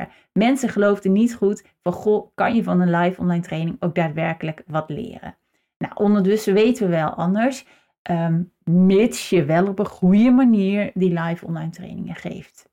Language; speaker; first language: Dutch; native; Dutch